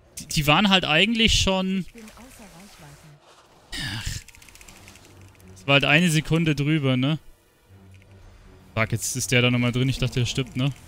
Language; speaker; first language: German; native; German